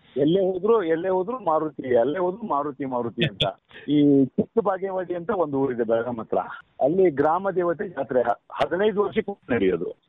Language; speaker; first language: Kannada; native; Kannada